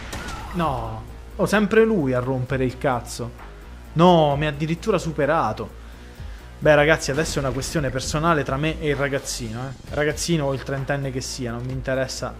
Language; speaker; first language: Italian; native; Italian